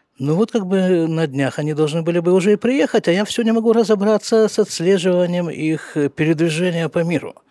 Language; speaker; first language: Russian; native; Russian